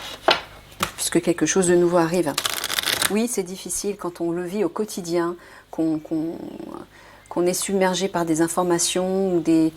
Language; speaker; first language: French; native; French